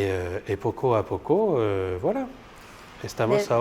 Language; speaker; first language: Spanish; non-native, fluent; French